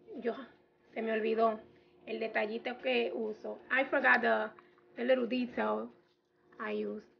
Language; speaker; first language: Spanish; early bilingual, heritage; Spanish